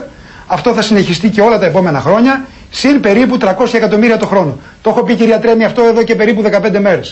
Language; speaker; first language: Greek; native; Greek